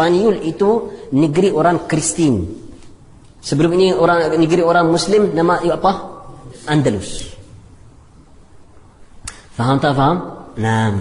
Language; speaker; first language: Indonesian; non-native, fluent; Arabic